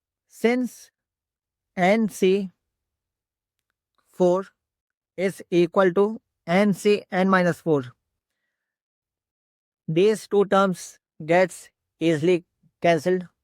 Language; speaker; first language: English; non-native, local second language; Hindi